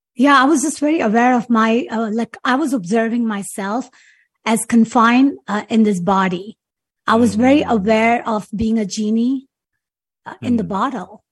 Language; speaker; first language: English; non-native, local second language; Urdu